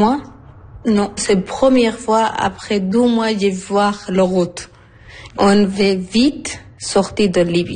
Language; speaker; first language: French; non-native, learner; Arabic